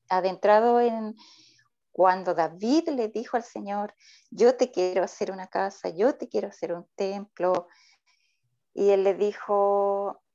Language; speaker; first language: Spanish; native; Spanish